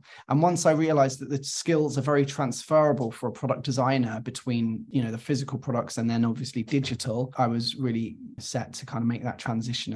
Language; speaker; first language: English; native; English